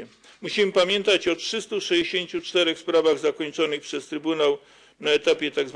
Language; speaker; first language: Polish; native; Polish